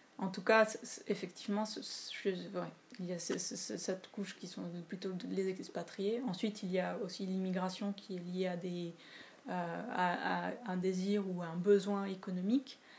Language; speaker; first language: French; non-native, fluent; Spanish